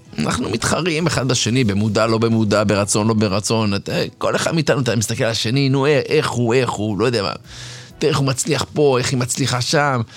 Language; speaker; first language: Hebrew; native; Hebrew